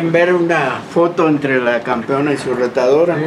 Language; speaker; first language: Spanish; native; Spanish